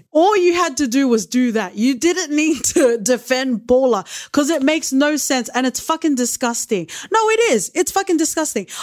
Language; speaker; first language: English; native; English